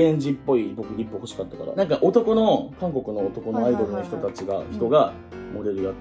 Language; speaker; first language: Japanese; native; Japanese